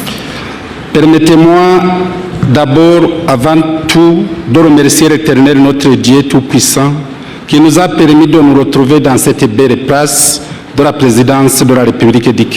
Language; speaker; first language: French; non-native, local second language; Rundi